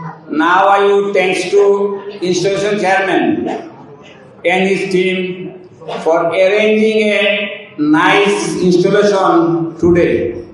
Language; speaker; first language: English; non-native, local second language; Bangla